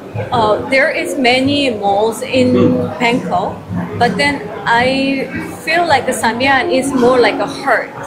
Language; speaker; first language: English; non-native, fluent; Korean